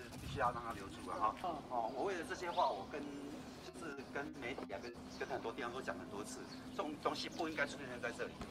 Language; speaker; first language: Chinese; native; Chinese